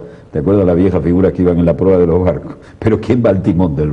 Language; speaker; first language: Spanish; native; Spanish